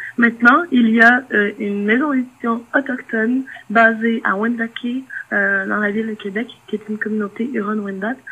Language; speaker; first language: French; non-native, local second language; Innu-aimun